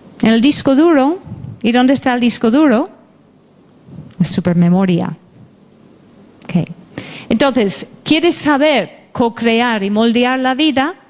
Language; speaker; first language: Spanish; non-native, fluent; English